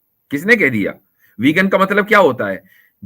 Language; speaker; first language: Hindi; native; Hindi